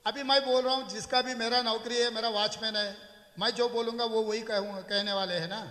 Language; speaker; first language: Hindi; non-native, local second language; Telugu